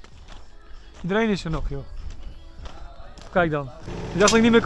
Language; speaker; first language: Dutch; native; Dutch